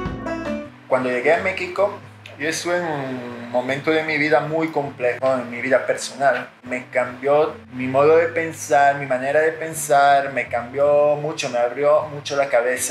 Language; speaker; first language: Spanish; non-native, fluent; Italian